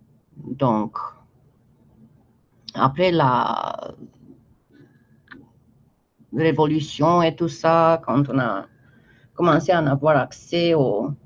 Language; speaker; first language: French; non-native, fluent; Romanian